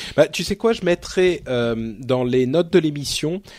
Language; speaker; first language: French; native; French